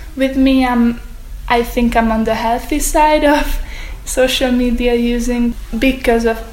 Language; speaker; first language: English; non-native, fluent; Hungarian